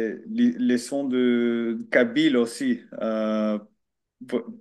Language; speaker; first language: French; non-native, learner; Finnish